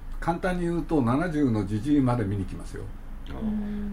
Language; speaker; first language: Japanese; native; Japanese